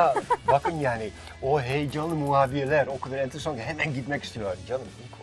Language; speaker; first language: Turkish; non-native, fluent; Dutch